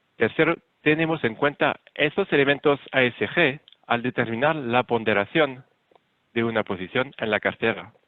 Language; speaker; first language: Spanish; non-native, fluent; French